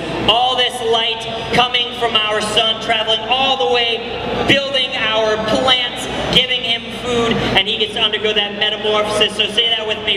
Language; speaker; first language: English; native; English